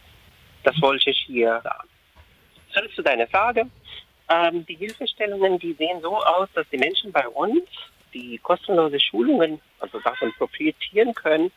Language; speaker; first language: German; non-native, fluent; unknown